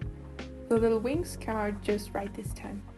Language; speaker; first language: English; non-native, fluent; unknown